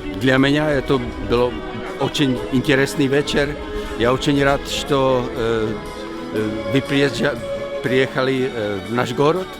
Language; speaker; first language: Russian; non-native, fluent; Czech